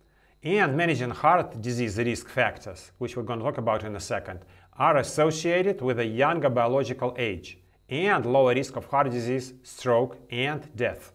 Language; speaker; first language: English; non-native, fluent; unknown